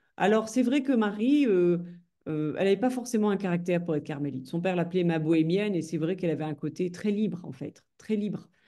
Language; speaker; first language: French; native; French